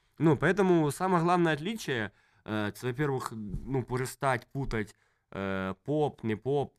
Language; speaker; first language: Russian; native; Russian